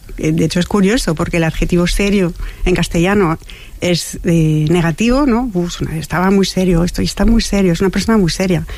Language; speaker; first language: Spanish; non-native, fluent; French